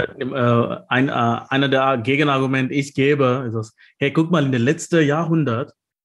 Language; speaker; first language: German; non-native, fluent; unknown